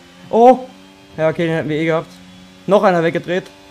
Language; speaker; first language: German; native; German